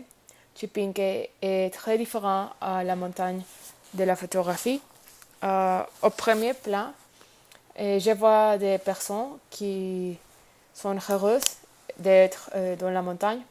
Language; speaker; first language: French; non-native, learner; Spanish